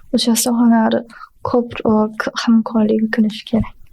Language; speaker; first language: Uzbek; non-native, learner; Chinese